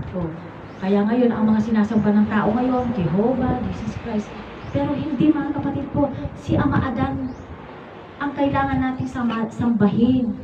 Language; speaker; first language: Filipino; non-native, local second language; Iloko